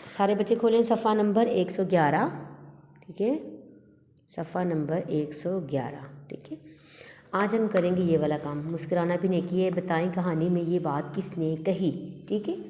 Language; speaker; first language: Urdu; native; Urdu